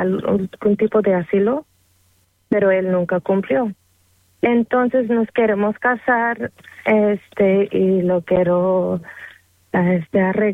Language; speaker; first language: Spanish; early bilingual, heritage; Spanish